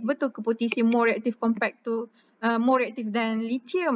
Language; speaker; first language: English; non-native, local second language; Malay